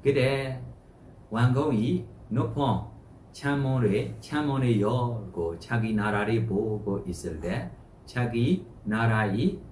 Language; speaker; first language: Korean; non-native, fluent; Burmese